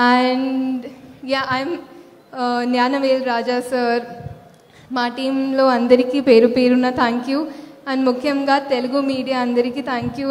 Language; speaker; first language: Telugu; non-native, fluent; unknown